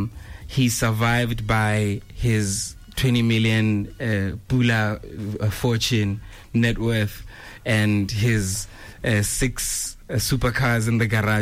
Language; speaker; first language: English; non-native, local second language; Tswana